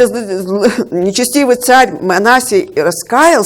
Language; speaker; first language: Russian; native; Russian